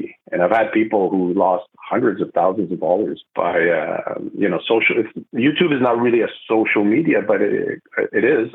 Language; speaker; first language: English; non-native, fluent; French